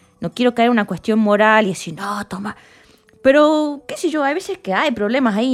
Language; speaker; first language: Spanish; native; Spanish